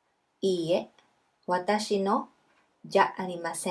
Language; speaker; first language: Japanese; non-native, fluent; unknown